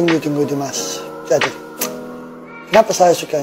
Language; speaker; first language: Indonesian; non-native, learner; English